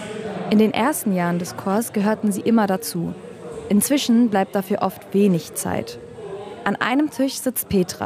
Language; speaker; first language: German; native; German